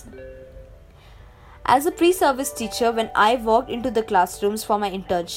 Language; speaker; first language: English; non-native, local second language; Hindi